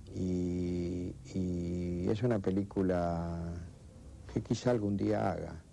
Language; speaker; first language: Spanish; native; Spanish